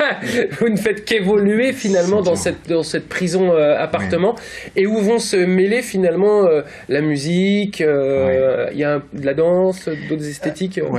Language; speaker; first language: French; native; French